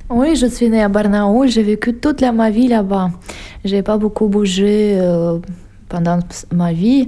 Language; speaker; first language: French; non-native, fluent; Russian